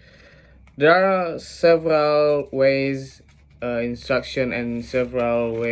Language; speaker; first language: English; non-native, learner; Indonesian